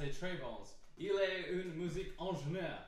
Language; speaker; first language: French; non-native, learner; English